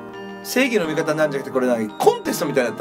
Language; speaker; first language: Japanese; native; Japanese